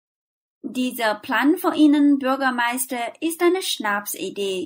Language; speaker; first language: German; non-native, fluent; Chinese